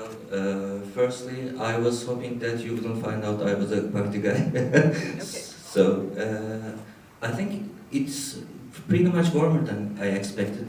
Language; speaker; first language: English; non-native, fluent; Turkish